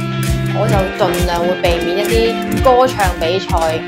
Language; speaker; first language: Cantonese; native; Cantonese